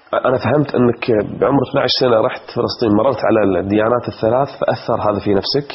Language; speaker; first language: Arabic; native; Arabic